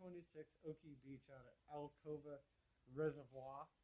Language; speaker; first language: English; native; English